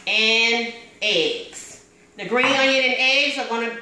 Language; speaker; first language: English; native; English